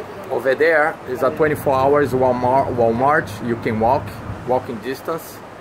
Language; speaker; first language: English; non-native, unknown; Portuguese